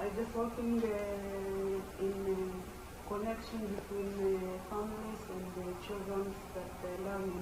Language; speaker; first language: English; non-native, learner; Amharic